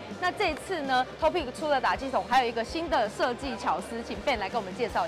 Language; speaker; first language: Chinese; native; Chinese